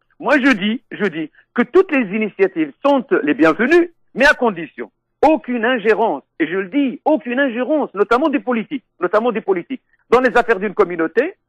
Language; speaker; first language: French; non-native, local second language; Arabic